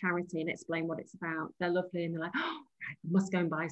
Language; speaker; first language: English; native; English